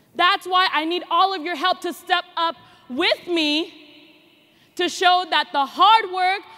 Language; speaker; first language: English; native; English